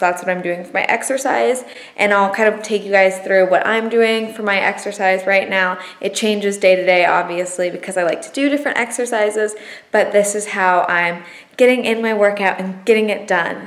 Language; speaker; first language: English; native; English